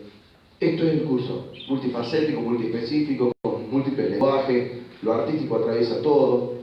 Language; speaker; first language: Spanish; native; Spanish